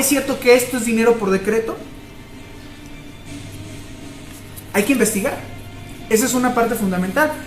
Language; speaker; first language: Spanish; native; Spanish